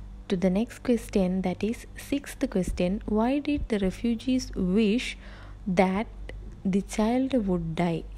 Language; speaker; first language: English; non-native, local second language; Malayalam